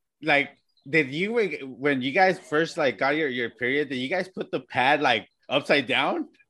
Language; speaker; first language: English; early bilingual, other home language; Spanish